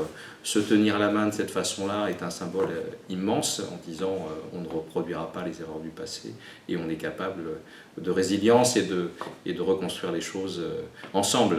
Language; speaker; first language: French; native; French